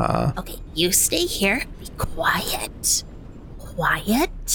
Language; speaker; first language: English; native; English